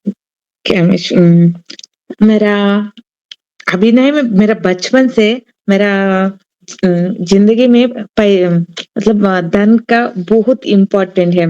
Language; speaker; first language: Hindi; non-native, learner; Telugu